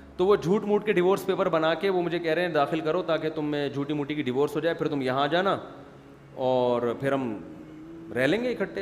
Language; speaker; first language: Urdu; native; Urdu